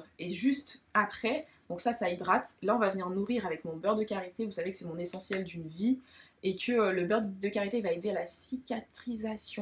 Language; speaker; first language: French; native; French